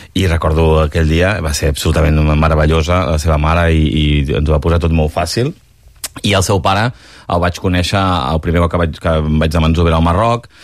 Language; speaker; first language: Catalan; native; Catalan